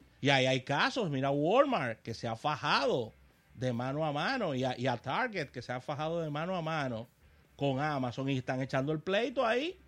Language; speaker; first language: Spanish; native; Spanish